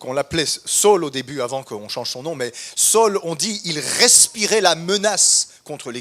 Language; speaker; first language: French; native; French